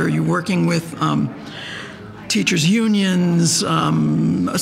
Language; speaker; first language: English; native; English